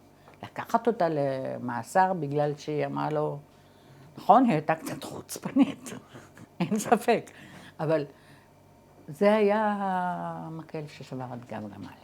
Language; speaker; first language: Hebrew; early bilingual, other home language; Arabic